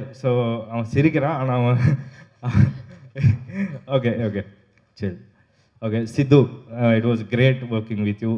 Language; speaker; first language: Tamil; non-native, local second language; Kannada